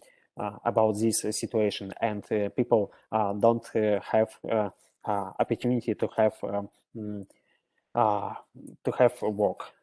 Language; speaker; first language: English; non-native, learner; Russian